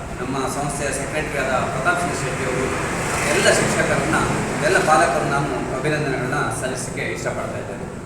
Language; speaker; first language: Kannada; native; Kannada